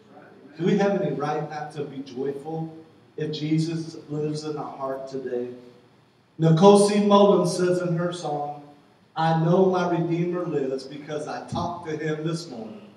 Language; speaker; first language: English; native; English